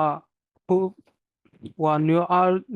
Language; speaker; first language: Chinese; non-native, learner; Bangla